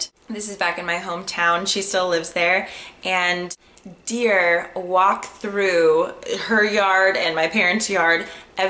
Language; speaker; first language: English; native; English